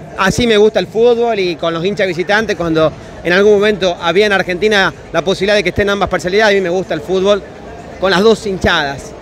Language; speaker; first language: Spanish; native; Spanish